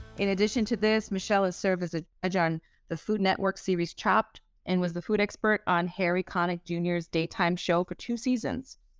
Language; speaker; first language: English; native; English